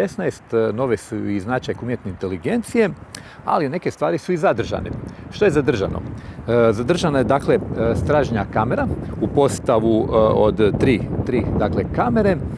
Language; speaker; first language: Croatian; native; Croatian